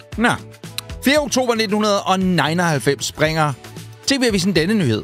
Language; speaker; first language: Danish; native; Danish